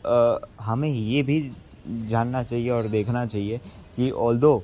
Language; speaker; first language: Hindi; native; Hindi